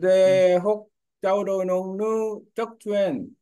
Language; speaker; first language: Vietnamese; non-native, learner; Korean